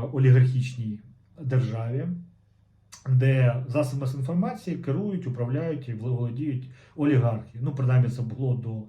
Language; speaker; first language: Ukrainian; non-native, local second language; Russian